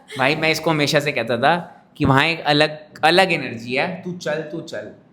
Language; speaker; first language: Hindi; native; Hindi